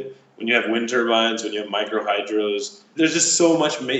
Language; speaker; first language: English; native; English